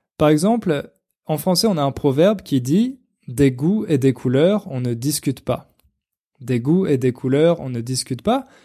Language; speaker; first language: French; native; French